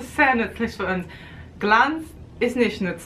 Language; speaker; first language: German; non-native, learner; English